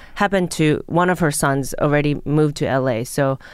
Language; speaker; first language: English; early bilingual, other home language; Japanese